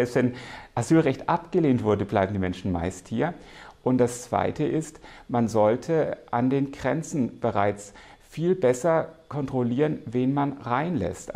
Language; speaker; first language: German; native; German